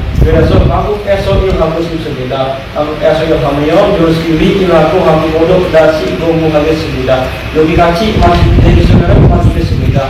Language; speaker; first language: Korean; non-native, learner; Indonesian